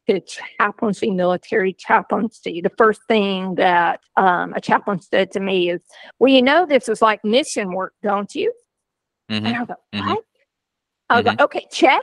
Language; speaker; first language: English; native; English